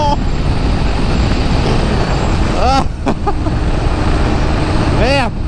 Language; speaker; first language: French; native; French